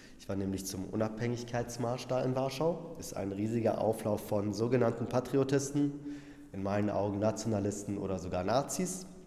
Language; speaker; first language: German; early bilingual, other home language; Polish